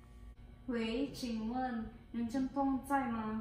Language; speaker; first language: Chinese; non-native, learner; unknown